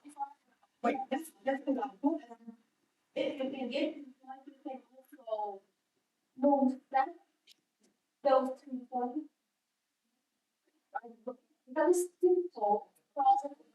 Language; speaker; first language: English; non-native, learner; Vietnamese